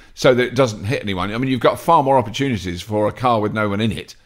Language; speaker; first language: English; native; English